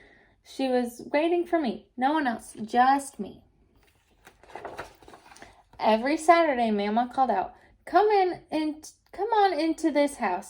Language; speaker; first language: English; native; English